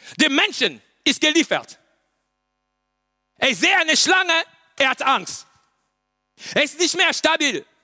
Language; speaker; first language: German; non-native, learner; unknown